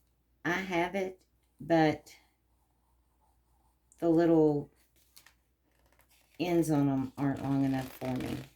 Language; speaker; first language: English; native; English